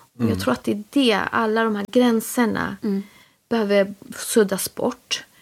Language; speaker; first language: Swedish; early bilingual, other home language; Spanish